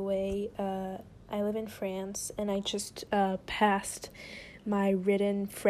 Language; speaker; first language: English; non-native, fluent; French